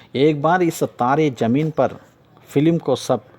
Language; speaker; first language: Hindi; non-native, local second language; Telugu